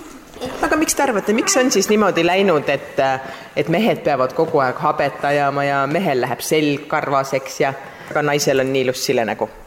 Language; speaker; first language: Estonian; native; Estonian